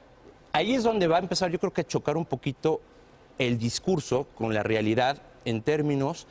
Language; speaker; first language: Spanish; native; Spanish